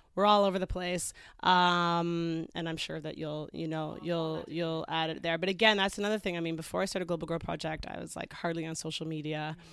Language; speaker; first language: English; native; English